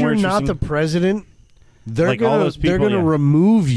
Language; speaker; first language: English; native; English